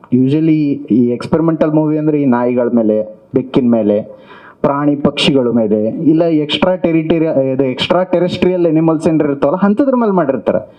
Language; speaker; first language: Kannada; native; Kannada